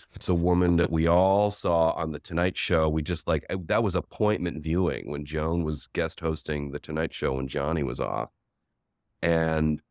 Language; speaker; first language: English; native; English